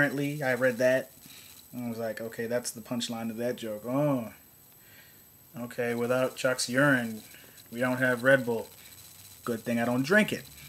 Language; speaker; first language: English; native; English